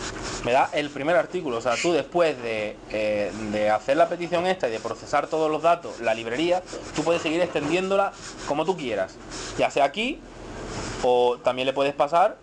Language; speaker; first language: Spanish; native; Spanish